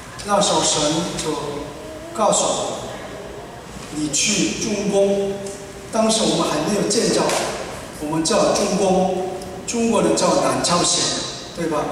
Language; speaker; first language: Chinese; non-native, fluent; Korean